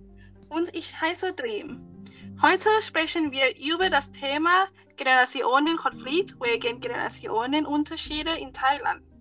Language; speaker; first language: German; non-native, learner; Thai